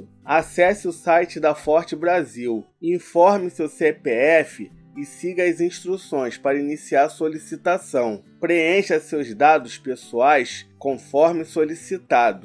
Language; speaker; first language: Portuguese; native; Portuguese